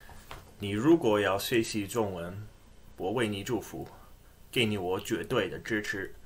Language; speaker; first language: Chinese; non-native, fluent; English